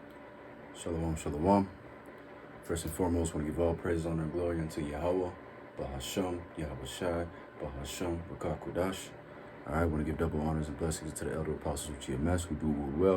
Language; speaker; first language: English; native; English